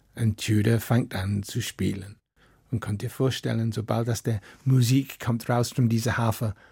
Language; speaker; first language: German; non-native, fluent; English